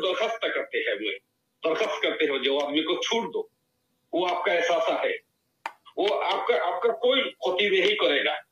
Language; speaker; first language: Hindi; non-native, learner; Bangla